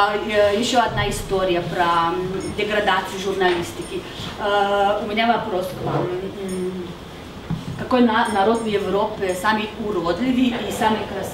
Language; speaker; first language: Russian; non-native, fluent; Slovenian